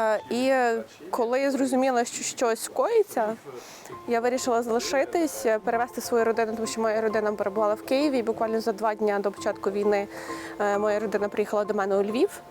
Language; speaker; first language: Ukrainian; native; Ukrainian